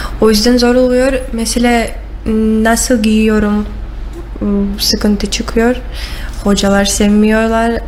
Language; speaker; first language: Turkish; non-native, learner; Russian